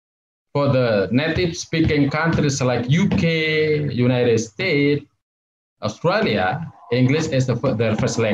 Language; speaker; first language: English; non-native, fluent; Javanese